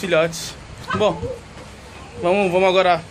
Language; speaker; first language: Portuguese; native; Portuguese